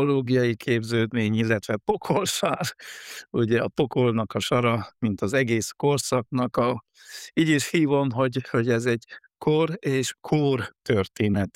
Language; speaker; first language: Hungarian; native; Hungarian